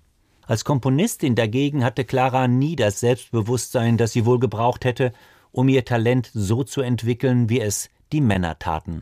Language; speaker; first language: German; native; German